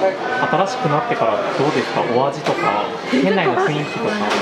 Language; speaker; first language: Japanese; native; Japanese